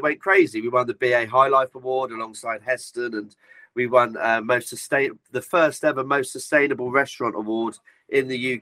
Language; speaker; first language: English; native; English